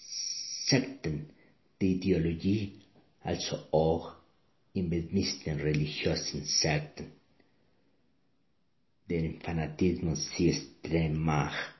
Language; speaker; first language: German; non-native, learner; Spanish